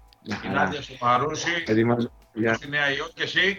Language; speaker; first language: Greek; native; Greek